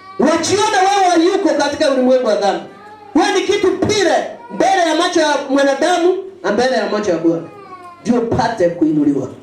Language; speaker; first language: Swahili; non-native, local second language; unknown